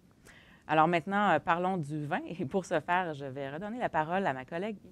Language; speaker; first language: French; native; French